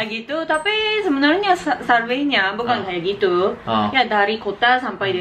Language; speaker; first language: Indonesian; non-native, learner; Japanese